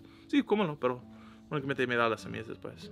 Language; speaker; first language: Spanish; non-native, learner; English